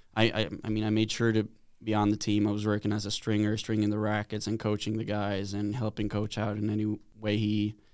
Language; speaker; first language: English; non-native, fluent; Swedish